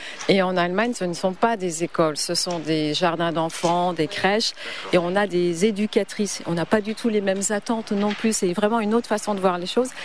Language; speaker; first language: French; native; French